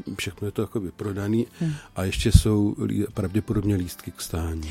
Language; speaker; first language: Czech; native; Czech